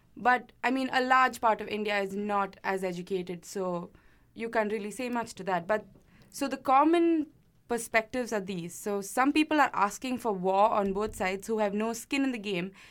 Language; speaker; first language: English; non-native, local second language; Malayalam